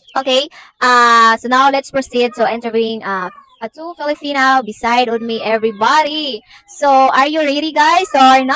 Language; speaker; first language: English; non-native, local second language; Cebuano